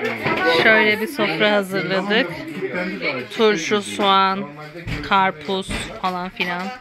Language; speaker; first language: Turkish; native; Turkish